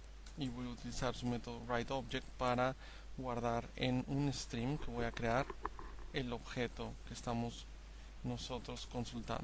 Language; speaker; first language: Spanish; native; Spanish